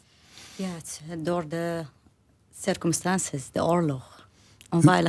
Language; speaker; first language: Dutch; non-native, learner; Arabic